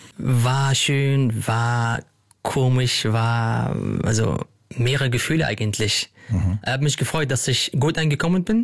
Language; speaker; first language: German; non-native, fluent; Arabic